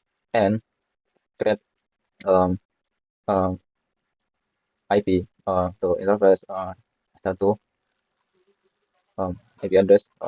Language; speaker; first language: English; non-native, learner; Indonesian